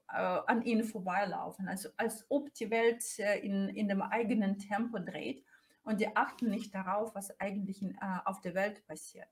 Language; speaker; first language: German; non-native, fluent; Russian